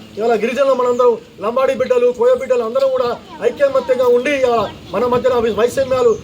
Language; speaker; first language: Telugu; non-native, local second language; Lambadi